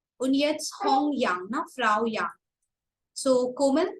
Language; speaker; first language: German; non-native, fluent; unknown